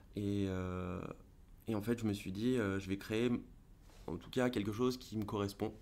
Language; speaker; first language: French; native; French